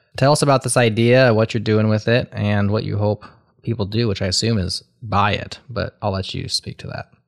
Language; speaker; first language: English; native; English